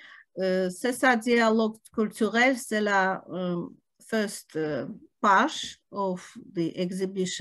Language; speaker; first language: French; non-native, learner; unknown